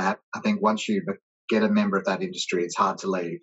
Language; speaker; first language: English; native; English